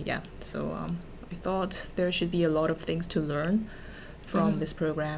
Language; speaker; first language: English; non-native, fluent; Korean